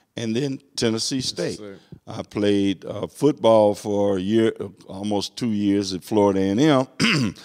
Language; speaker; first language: English; native; English